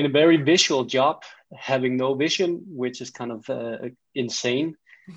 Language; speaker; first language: English; non-native, fluent; Danish